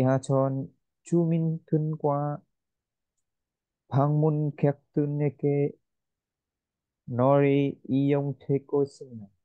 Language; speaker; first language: Korean; non-native, learner; Vietnamese